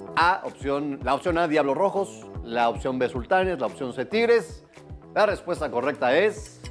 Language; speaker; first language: Spanish; native; Spanish